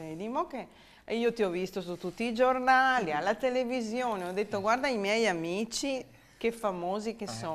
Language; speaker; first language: Italian; native; Italian